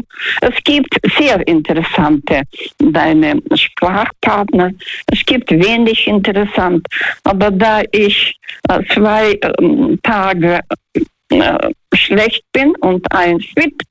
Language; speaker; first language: German; non-native, fluent; Russian